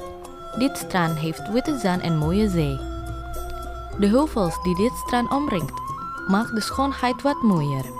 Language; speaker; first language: Dutch; non-native, fluent; Indonesian